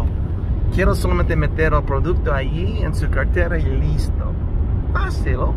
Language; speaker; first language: Spanish; early bilingual, heritage; English